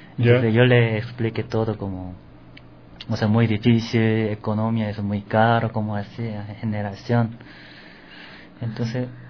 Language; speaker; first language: Spanish; non-native, learner; Korean